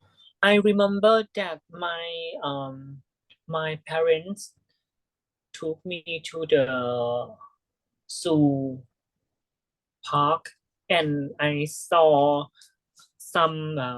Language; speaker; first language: English; non-native, learner; Thai